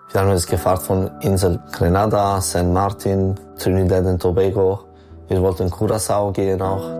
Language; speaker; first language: German; non-native, local second language; French